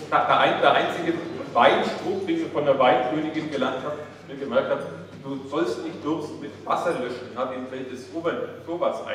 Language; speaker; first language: German; native; German